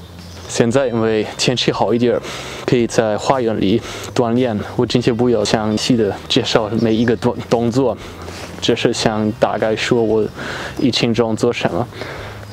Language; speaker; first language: Chinese; non-native, fluent; German